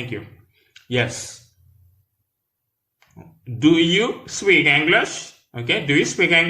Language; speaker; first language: English; non-native, learner; Haitian Creole